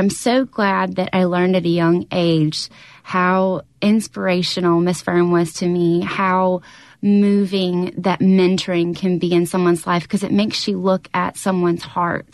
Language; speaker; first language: English; native; English